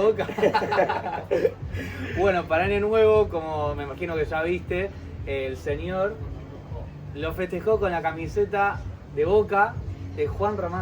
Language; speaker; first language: Spanish; native; Spanish